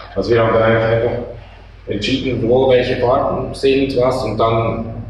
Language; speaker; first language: German; native; German